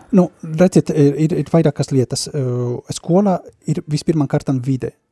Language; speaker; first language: Latvian; non-native, fluent; Spanish